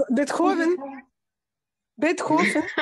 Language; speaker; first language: Hebrew; non-native, learner; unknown